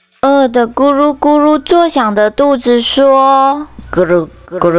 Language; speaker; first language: Chinese; native; Chinese